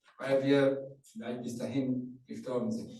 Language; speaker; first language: German; non-native, learner; Rundi